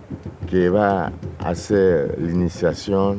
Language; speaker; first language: Spanish; non-native, fluent; Lingala